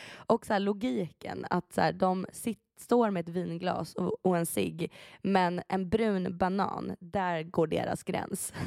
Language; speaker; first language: Swedish; early bilingual, other home language; Persian